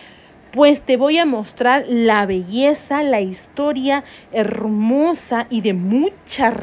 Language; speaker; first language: Spanish; native; Spanish